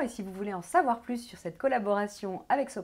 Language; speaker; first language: French; native; French